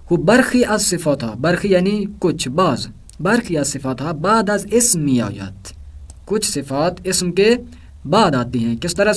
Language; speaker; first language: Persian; non-native, fluent; Urdu